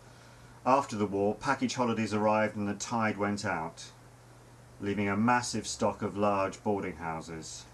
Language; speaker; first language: English; native; English